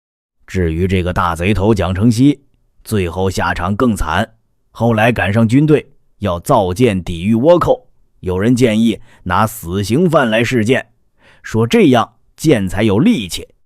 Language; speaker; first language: Chinese; native; Chinese